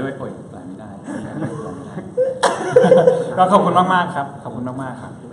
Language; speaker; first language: Thai; early bilingual, other home language; Spanish